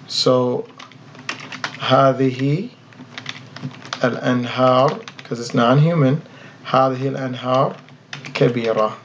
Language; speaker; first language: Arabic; non-native, fluent; English